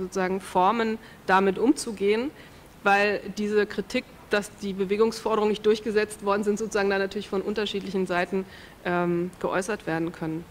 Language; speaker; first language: German; native; German